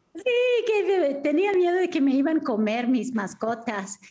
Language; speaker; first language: Spanish; early bilingual, heritage; Spanish